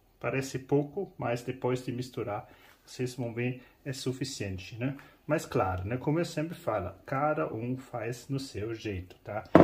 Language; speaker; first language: Portuguese; non-native, fluent; German